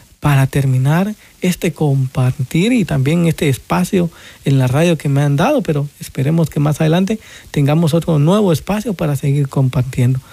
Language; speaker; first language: Spanish; native; Spanish